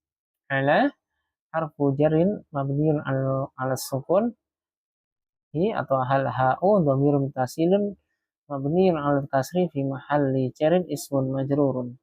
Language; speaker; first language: Arabic; non-native, fluent; Indonesian